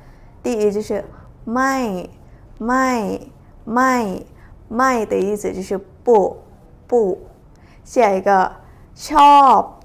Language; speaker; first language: Chinese; non-native, fluent; Thai